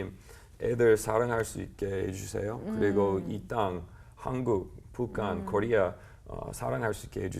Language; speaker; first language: Korean; non-native, learner; English